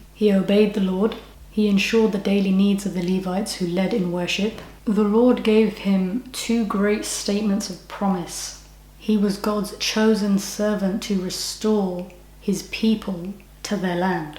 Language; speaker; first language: English; native; English